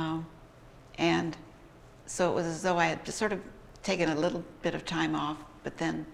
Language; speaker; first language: English; native; English